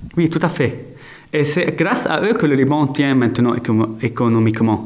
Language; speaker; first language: French; non-native, local second language; Arabic